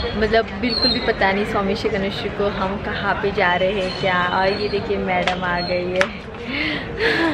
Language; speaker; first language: Hindi; non-native, local second language; Marathi